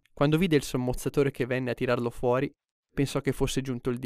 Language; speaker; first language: Italian; native; Italian